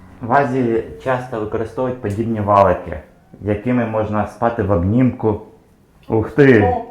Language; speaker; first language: Ukrainian; native; Ukrainian